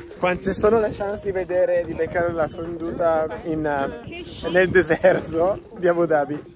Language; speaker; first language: Italian; native; Italian